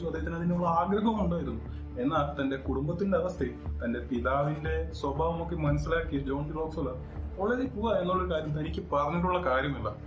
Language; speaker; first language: Malayalam; native; Malayalam